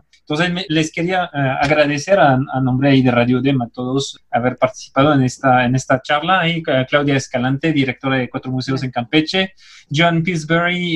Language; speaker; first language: Spanish; native; Spanish